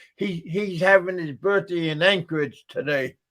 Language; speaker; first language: English; native; English